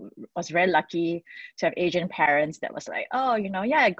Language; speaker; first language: English; non-native, local second language; Cantonese